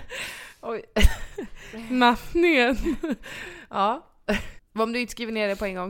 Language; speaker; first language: Swedish; native; Swedish